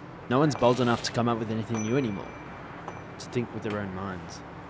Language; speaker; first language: English; native; English